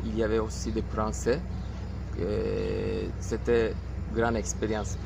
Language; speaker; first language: French; non-native, learner; Turkish